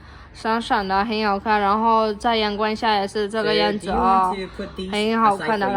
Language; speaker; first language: Chinese; non-native, fluent; Burmese